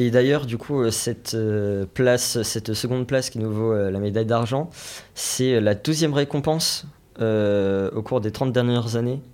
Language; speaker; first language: French; native; French